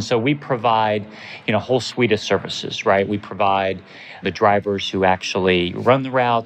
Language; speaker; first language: English; native; English